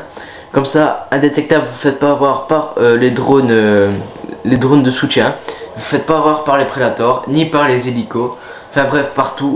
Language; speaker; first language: French; native; French